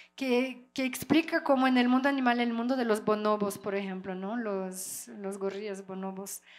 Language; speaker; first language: Spanish; non-native, fluent; French